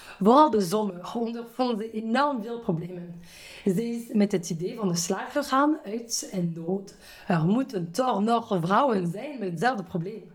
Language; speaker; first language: Dutch; non-native, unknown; French